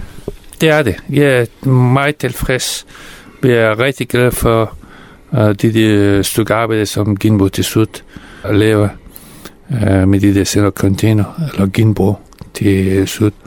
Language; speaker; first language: Danish; non-native, fluent; Persian